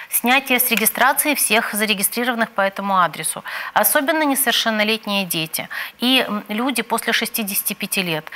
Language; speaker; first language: Russian; native; Russian